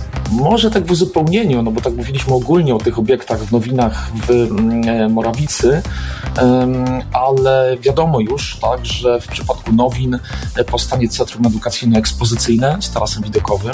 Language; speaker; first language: Polish; native; Polish